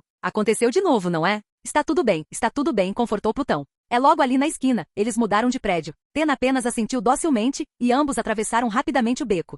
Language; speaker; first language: Portuguese; native; Portuguese